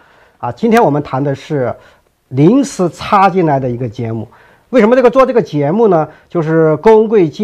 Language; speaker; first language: Chinese; native; Chinese